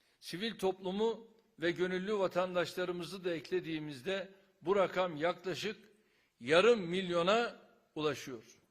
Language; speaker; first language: Turkish; native; Turkish